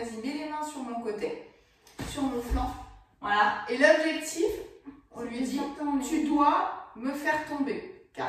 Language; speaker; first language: French; native; French